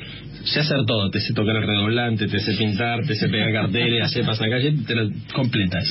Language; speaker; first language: Spanish; native; Spanish